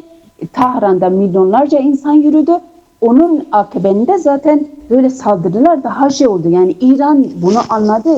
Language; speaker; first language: Turkish; non-native, fluent; Kurdish